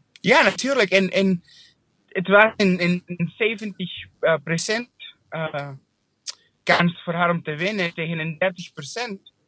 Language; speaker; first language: Dutch; non-native, fluent; English